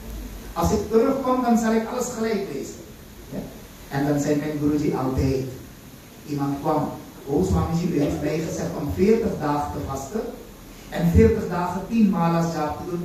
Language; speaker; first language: Dutch; non-native, local second language; Caribbean Hindustani